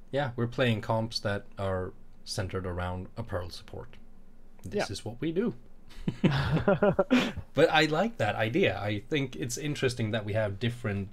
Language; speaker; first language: English; non-native, fluent; Swedish